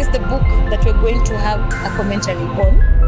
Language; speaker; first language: English; non-native, local second language; Swahili